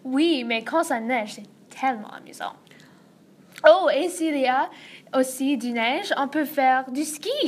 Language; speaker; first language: French; non-native, learner; English